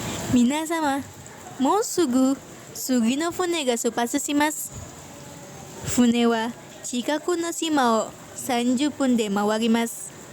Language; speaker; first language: Japanese; non-native, learner; Indonesian